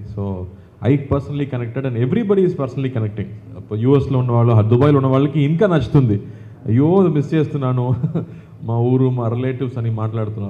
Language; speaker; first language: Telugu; non-native, fluent; Tamil